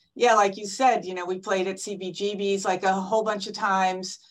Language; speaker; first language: English; native; English